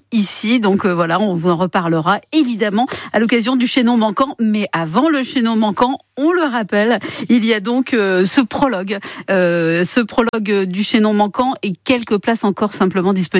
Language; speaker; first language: French; native; French